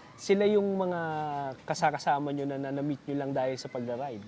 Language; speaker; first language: Filipino; native; Filipino